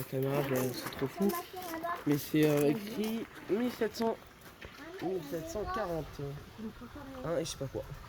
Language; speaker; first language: French; native; French